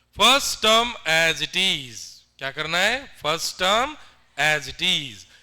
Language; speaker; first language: Hindi; non-native, local second language; Marathi